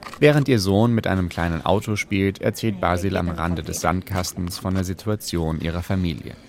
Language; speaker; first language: German; native; German